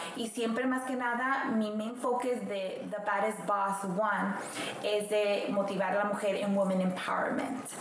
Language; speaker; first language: Spanish; native; Spanish